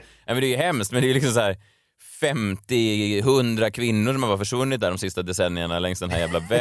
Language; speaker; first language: Swedish; native; Swedish